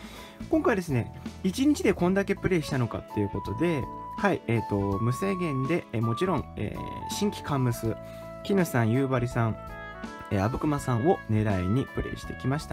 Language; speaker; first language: Japanese; native; Japanese